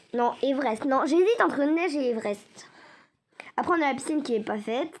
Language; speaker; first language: French; native; French